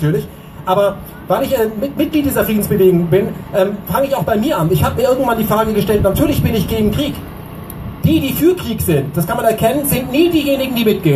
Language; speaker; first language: German; native; German